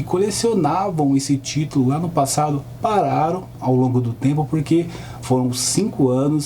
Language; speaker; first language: Portuguese; native; Portuguese